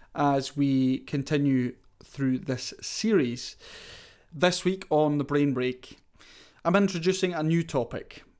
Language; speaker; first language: English; native; English